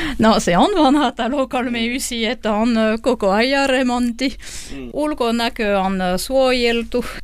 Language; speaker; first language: Finnish; non-native, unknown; French